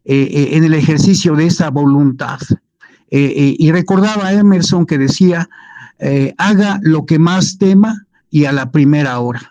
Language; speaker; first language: Spanish; native; Spanish